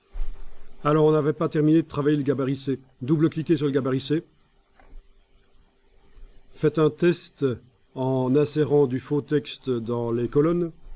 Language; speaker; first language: French; native; French